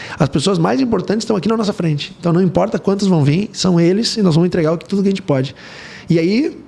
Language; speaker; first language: Portuguese; early bilingual, heritage; Portuguese